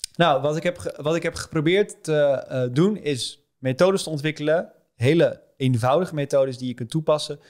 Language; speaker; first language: Dutch; native; Dutch